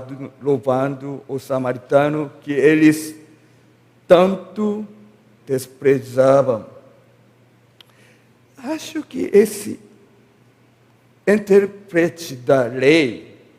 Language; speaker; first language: Portuguese; non-native, learner; Korean